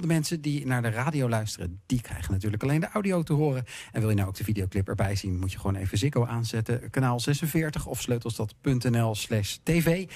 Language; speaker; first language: Dutch; native; Dutch